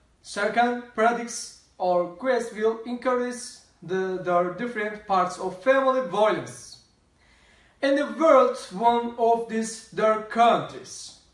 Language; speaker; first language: English; non-native, learner; Turkish